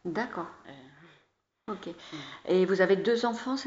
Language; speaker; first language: French; native; French